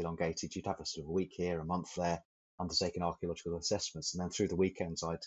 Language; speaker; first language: English; native; English